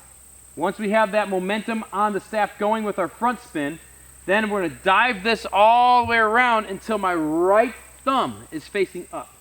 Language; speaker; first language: English; native; English